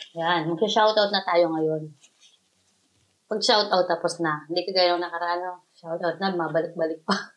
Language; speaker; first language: Filipino; native; Filipino